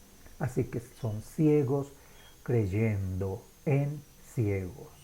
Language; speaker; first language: Spanish; native; Spanish